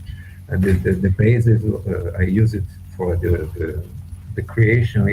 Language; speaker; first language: English; non-native, fluent; Portuguese